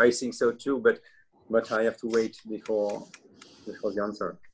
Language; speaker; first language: English; non-native, learner; French